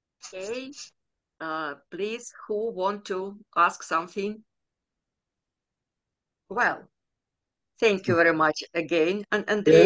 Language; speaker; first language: English; non-native, learner; Ukrainian